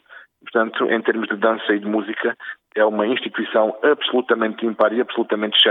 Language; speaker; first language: Portuguese; native; Portuguese